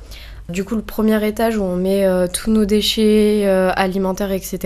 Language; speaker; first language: French; native; French